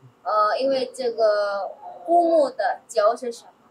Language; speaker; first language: Chinese; non-native, fluent; Indonesian